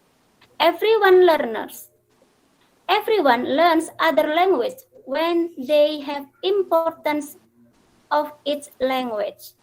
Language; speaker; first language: English; non-native, fluent; Indonesian